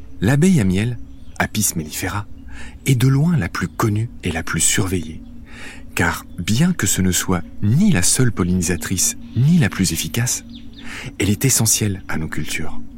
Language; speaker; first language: French; native; French